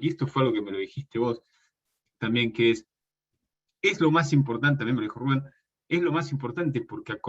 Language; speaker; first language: Spanish; native; Spanish